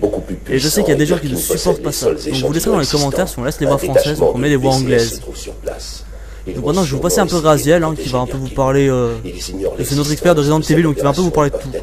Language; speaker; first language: French; native; French